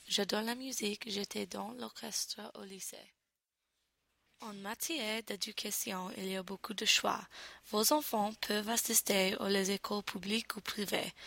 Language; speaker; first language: French; non-native, learner; English